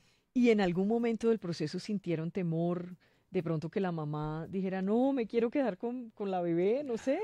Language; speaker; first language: Spanish; native; Spanish